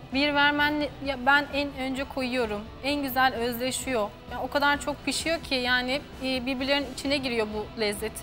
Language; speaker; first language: Turkish; native; Turkish